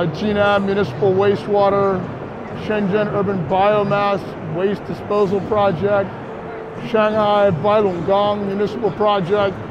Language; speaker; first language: English; native; English